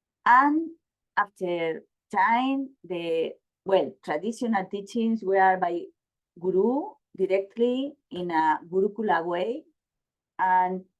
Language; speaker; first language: English; non-native, learner; Spanish